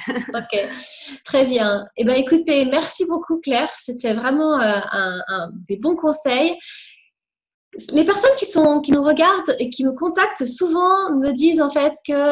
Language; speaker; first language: French; native; French